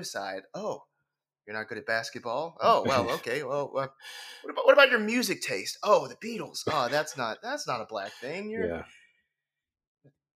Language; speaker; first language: English; native; English